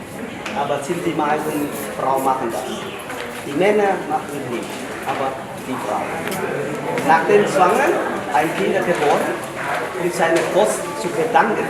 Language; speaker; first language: German; non-native, learner; Vietnamese